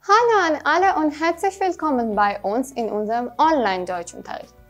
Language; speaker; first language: German; non-native, fluent; Persian